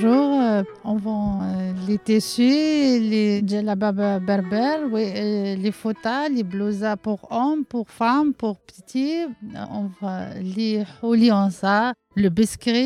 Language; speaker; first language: French; non-native, learner; Arabic